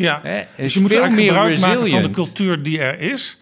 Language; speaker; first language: Dutch; native; Dutch